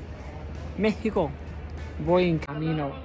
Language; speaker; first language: Spanish; non-native, learner; Arabic